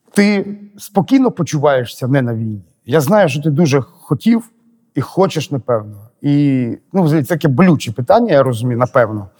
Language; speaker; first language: Ukrainian; native; Ukrainian